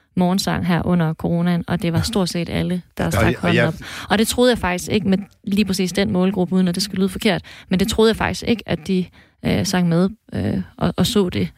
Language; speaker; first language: Danish; native; Danish